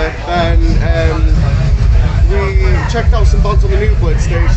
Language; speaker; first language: English; native; English